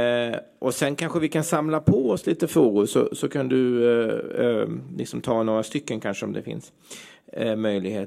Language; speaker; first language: Swedish; native; Swedish